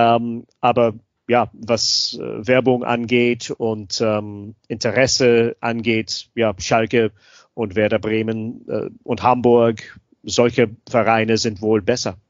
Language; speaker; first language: German; non-native, fluent; English